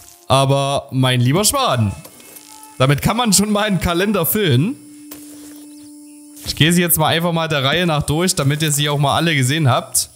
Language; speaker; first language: German; native; German